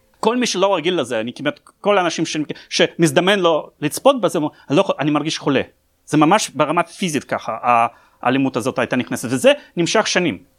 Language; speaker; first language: Hebrew; non-native, fluent; Russian